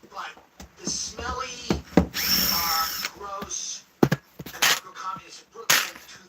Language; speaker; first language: English; native; English